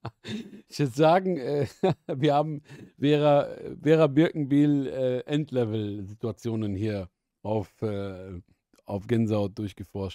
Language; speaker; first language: German; native; German